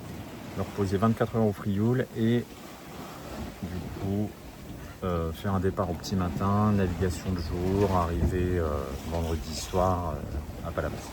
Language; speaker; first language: French; native; French